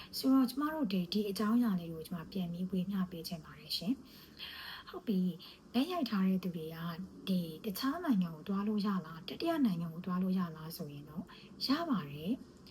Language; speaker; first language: Burmese; native; Burmese